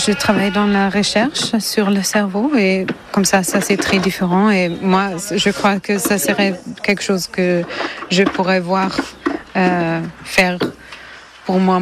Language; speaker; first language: French; non-native, fluent; German